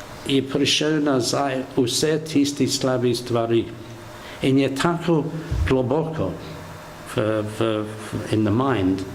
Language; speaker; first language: Slovenian; non-native, learner; English